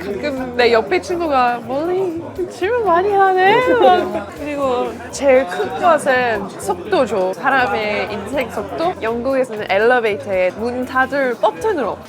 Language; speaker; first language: Korean; non-native, fluent; English